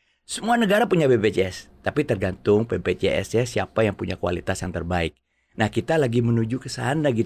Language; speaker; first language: Indonesian; native; Indonesian